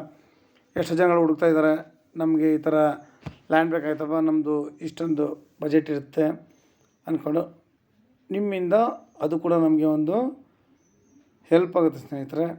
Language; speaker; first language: Kannada; native; Kannada